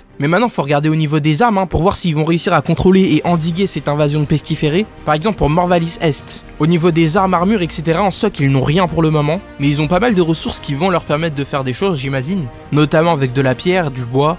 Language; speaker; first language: French; native; French